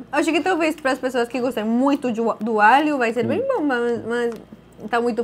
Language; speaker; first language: Portuguese; non-native, fluent; Spanish